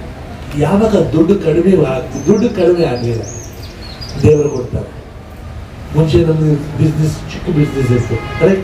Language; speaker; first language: Kannada; non-native, local second language; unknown